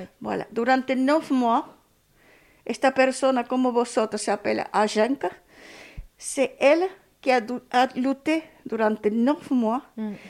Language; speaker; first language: French; non-native, learner; Spanish